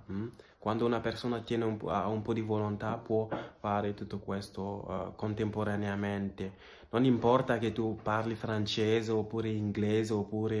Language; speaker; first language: Italian; non-native, fluent; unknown